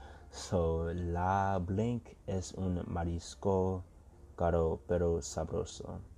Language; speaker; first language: Spanish; non-native, learner; English